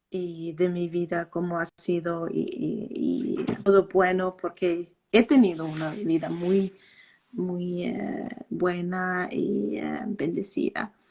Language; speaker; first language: Spanish; non-native, fluent; Danish